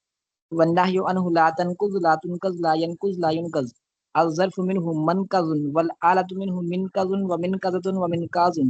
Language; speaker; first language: Arabic; non-native, learner; Urdu